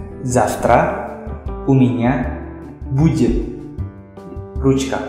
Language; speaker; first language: Russian; non-native, fluent; Indonesian